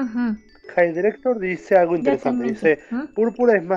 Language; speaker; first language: Spanish; native; Spanish